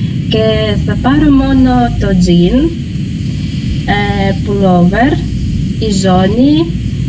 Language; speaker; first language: Greek; non-native, learner; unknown